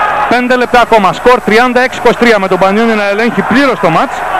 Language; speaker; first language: Greek; native; Greek